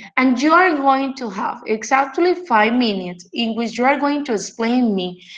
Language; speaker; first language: English; non-native, fluent; Spanish